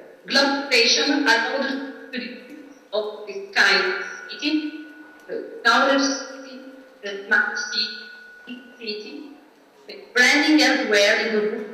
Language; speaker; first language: English; non-native, learner; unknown